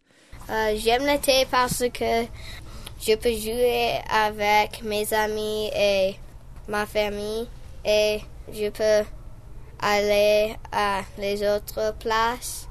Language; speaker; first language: French; non-native, learner; English